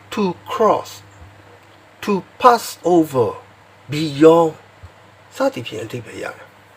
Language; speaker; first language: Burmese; non-native, local second language; S'gaw Karen